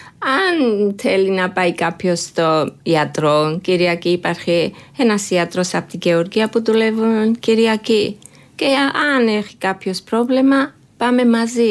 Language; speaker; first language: Greek; non-native, learner; Georgian